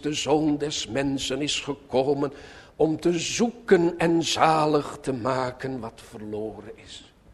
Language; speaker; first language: Dutch; native; Dutch